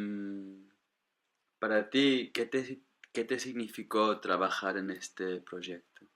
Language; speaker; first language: Spanish; non-native, fluent; English